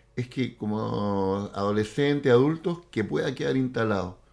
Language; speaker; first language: Spanish; native; Spanish